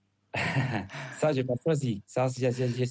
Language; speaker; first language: French; non-native, fluent; Spanish